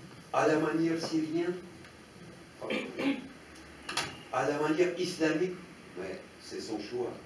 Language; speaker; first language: French; non-native, fluent; Russian